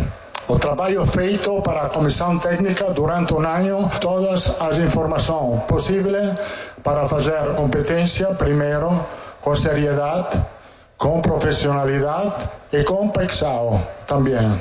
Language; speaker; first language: Portuguese; non-native, fluent; Italian